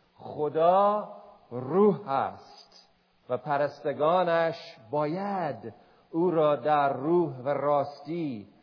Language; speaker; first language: Persian; non-native, fluent; English